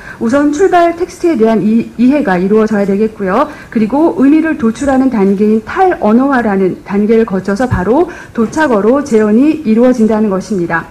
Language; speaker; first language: Korean; native; Korean